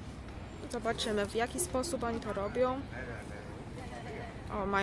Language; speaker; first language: Polish; non-native, fluent; Chinese